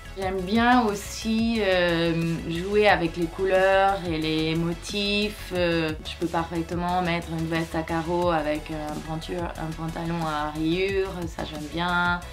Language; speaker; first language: French; non-native, fluent; Portuguese